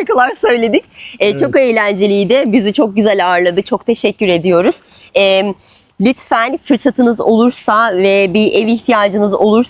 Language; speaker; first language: Turkish; native; Turkish